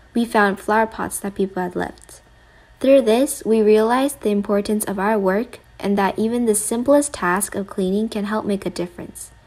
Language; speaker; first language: English; native; English